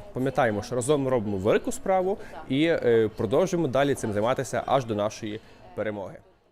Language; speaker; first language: Ukrainian; native; Ukrainian